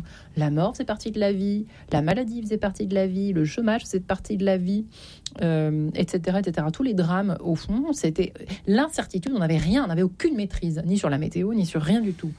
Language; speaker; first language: French; native; French